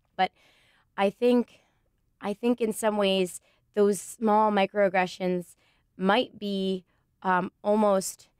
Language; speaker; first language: English; native; English